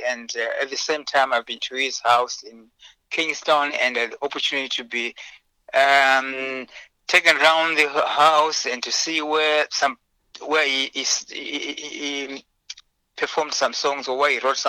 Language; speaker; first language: English; non-native, local second language; Shona